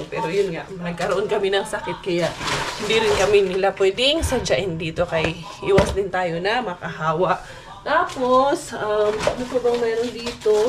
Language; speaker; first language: Filipino; non-native, local second language; Cebuano